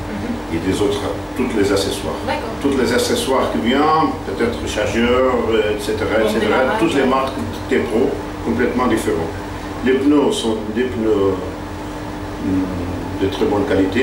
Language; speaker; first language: French; non-native, fluent; Portuguese